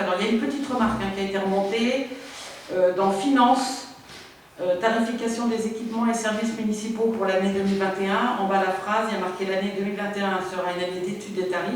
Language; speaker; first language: French; native; French